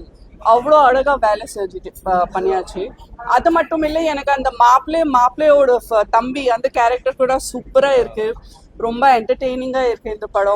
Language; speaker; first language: Tamil; non-native, fluent; Gujarati